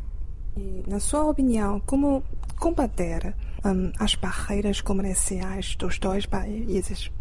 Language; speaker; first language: Portuguese; non-native, fluent; Chinese